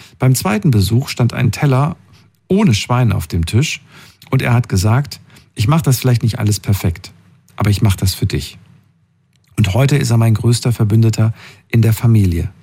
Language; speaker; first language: German; native; German